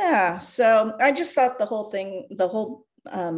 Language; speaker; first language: English; non-native, local second language; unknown